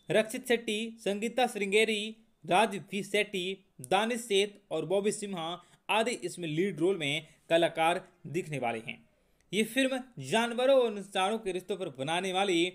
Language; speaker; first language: Hindi; native; Hindi